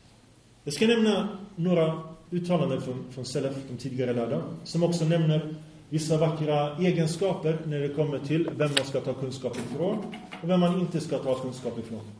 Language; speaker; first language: Swedish; early bilingual, other home language; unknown